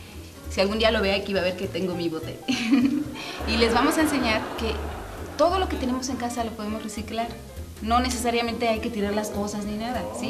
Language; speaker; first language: Spanish; native; Spanish